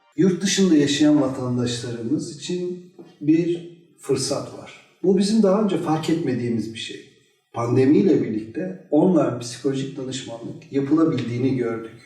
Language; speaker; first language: Turkish; native; Turkish